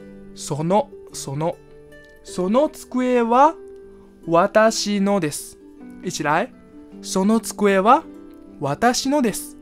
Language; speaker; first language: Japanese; non-native, fluent; Chinese